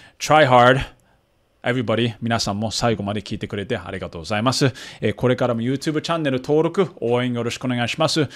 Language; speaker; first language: Japanese; early bilingual, heritage; Japanese